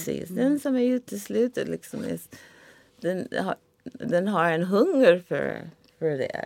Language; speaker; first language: Swedish; non-native, fluent; English